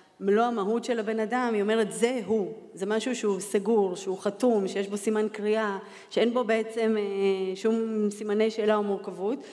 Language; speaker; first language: Hebrew; early bilingual, other home language; Russian